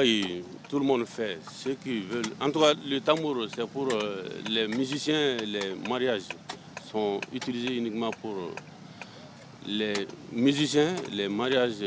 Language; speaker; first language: French; non-native, local second language; Bambara